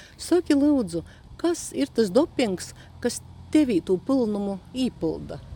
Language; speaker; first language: Latvian; native; Latvian